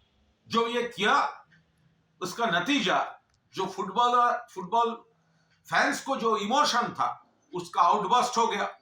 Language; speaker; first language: Hindi; non-native, local second language; Bangla